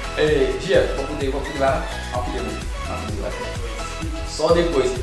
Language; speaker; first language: Portuguese; non-native, learner; Haitian Creole